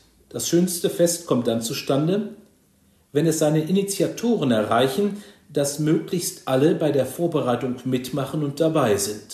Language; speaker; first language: German; native; German